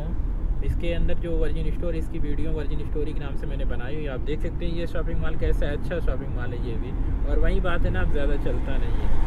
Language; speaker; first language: Hindi; native; Hindi